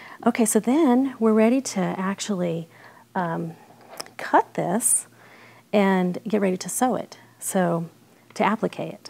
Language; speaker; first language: English; native; English